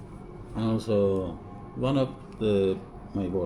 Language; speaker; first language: English; non-native, learner; Persian